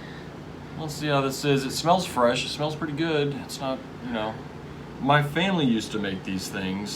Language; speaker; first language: English; native; English